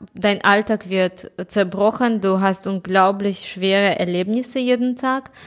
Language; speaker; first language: German; non-native, fluent; Russian